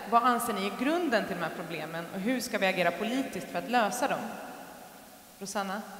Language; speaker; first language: Swedish; native; Swedish